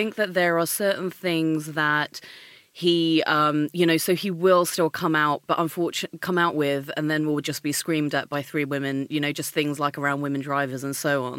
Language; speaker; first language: English; native; English